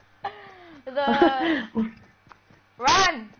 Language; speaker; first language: English; non-native, learner; Greek